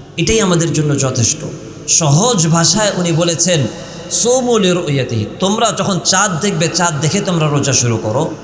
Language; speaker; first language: Bangla; early bilingual, heritage; Bangla